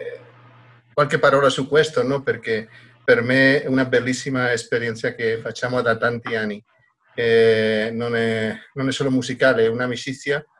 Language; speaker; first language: Italian; non-native, fluent; Spanish